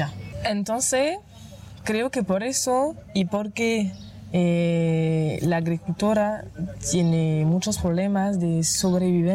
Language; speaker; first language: Spanish; non-native, fluent; French